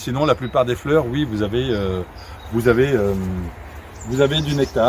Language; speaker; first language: French; native; French